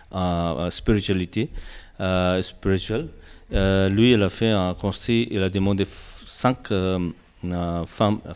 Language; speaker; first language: French; non-native, learner; Tibetan